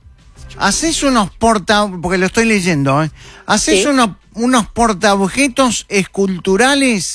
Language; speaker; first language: Spanish; native; Spanish